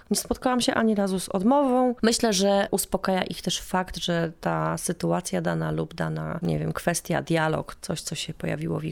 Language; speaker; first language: Polish; native; Polish